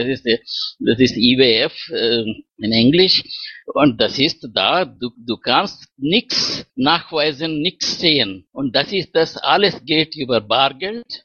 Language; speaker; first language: German; non-native, fluent; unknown